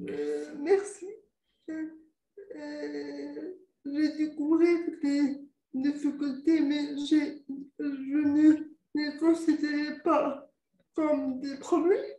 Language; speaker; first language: French; non-native, local second language; Arabic